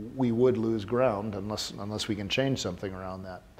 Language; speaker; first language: English; native; English